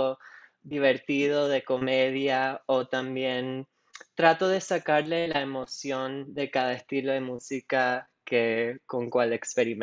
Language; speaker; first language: Spanish; non-native, local second language; English